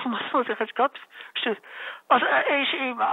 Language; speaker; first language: German; native; German